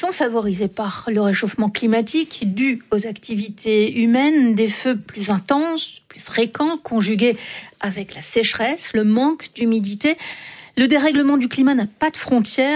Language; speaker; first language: French; native; French